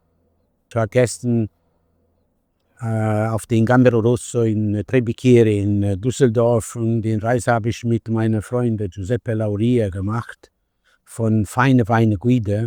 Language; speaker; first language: German; non-native, fluent; Italian